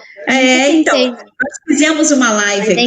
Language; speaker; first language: Portuguese; native; Portuguese